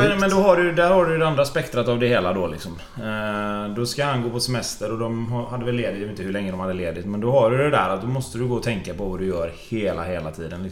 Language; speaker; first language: Swedish; native; Swedish